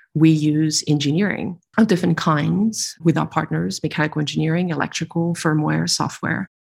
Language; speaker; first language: English; non-native, fluent; French